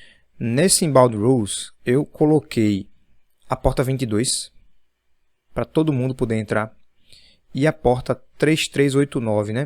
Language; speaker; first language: Portuguese; native; Portuguese